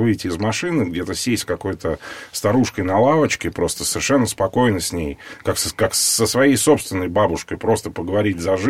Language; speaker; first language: Russian; native; Russian